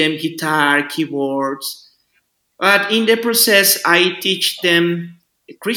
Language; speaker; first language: English; non-native, learner; Spanish